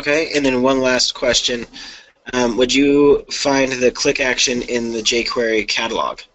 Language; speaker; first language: English; native; English